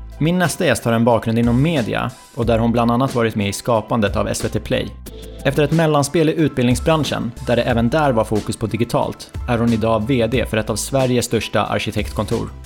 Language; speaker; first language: Swedish; native; Swedish